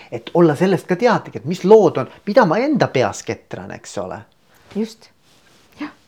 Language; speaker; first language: Estonian; native; Estonian